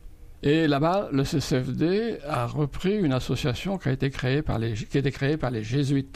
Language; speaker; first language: French; native; French